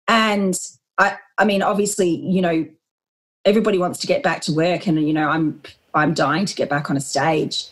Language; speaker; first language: English; native; English